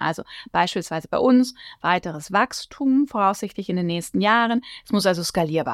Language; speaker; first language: German; native; German